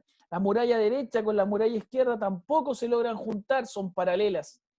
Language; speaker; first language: Spanish; native; Spanish